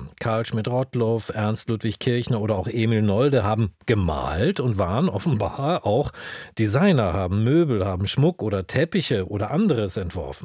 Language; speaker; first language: German; native; German